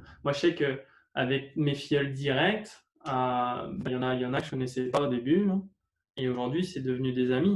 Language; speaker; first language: French; native; French